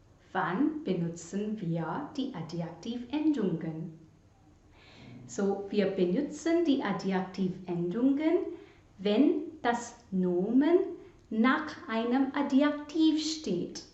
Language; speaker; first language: German; non-native, fluent; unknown